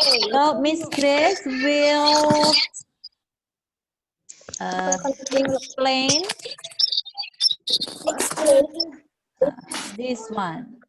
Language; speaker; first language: English; non-native, fluent; Indonesian